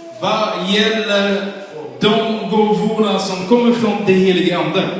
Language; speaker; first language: Swedish; non-native, fluent; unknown